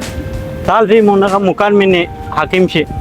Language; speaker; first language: Arabic; non-native, learner; Bangla